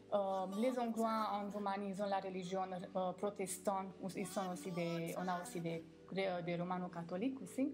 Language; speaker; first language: French; non-native, fluent; Romanian